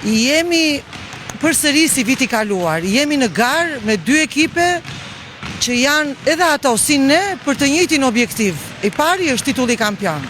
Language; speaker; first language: Albanian; native; Albanian